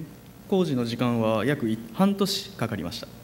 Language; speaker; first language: Japanese; native; Japanese